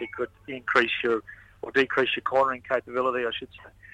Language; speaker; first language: English; native; English